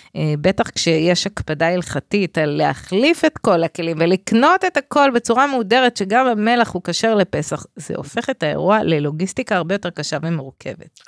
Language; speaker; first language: Hebrew; native; Hebrew